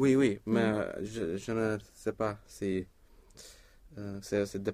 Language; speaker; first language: French; non-native, learner; Swedish